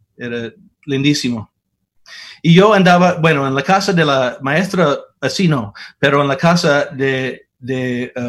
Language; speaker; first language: Spanish; non-native, fluent; English